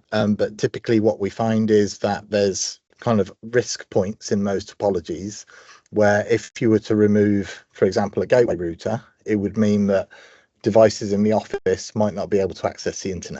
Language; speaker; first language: English; native; English